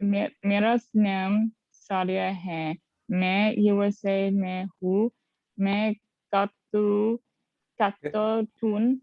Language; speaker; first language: Hindi; non-native, learner; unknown